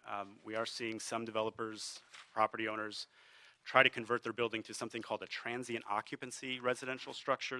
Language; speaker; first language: English; native; English